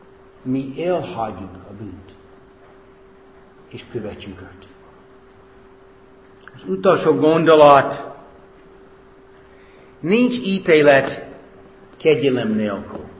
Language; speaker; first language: Hungarian; non-native, fluent; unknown